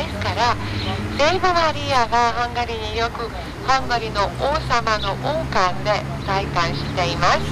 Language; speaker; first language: Japanese; non-native, fluent; Hungarian